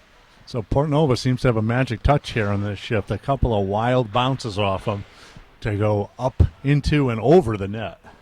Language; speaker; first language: English; native; English